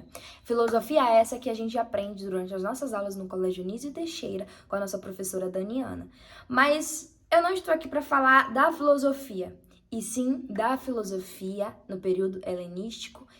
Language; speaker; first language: Portuguese; native; Portuguese